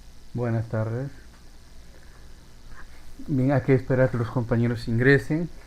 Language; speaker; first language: Spanish; native; Spanish